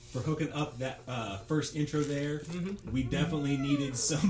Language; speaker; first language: English; native; English